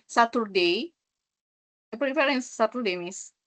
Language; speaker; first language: English; non-native, learner; Indonesian